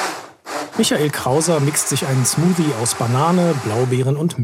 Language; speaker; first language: German; native; German